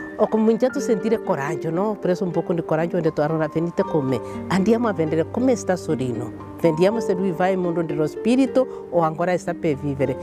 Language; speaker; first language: Italian; non-native, fluent; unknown